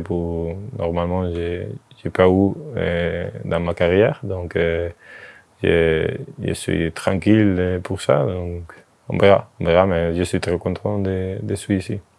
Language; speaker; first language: French; non-native, fluent; Spanish